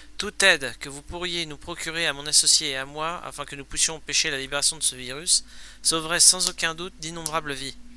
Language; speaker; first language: French; native; French